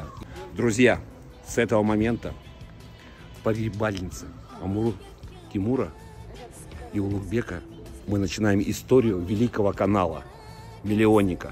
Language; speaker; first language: Russian; native; Russian